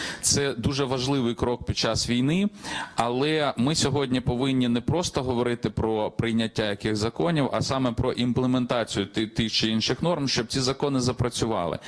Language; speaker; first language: Ukrainian; native; Ukrainian